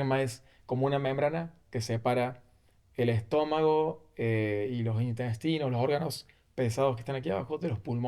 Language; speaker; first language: Spanish; native; Spanish